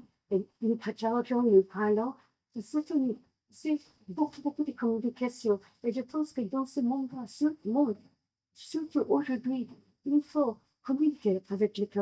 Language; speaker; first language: French; non-native, learner; English